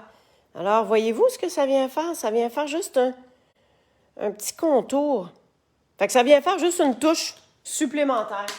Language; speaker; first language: French; native; French